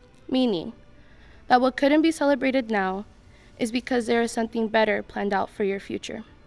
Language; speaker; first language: English; early bilingual, other home language; Spanish